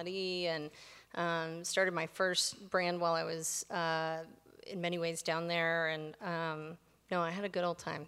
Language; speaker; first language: English; native; English